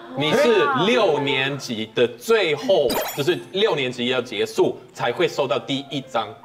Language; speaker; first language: Chinese; non-native, fluent; Swedish